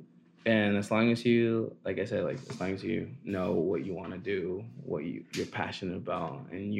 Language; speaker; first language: English; native; English